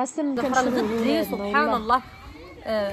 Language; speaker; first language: Arabic; native; Arabic